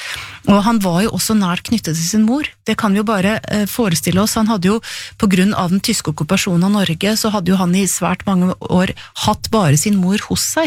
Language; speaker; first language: Norwegian; native; Norwegian